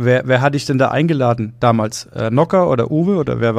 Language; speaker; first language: German; native; German